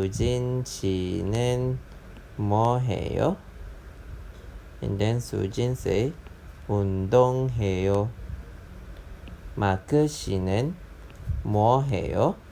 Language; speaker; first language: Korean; non-native, fluent; Malay